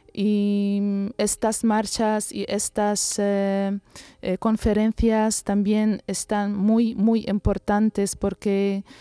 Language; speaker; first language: Spanish; non-native, learner; Arabic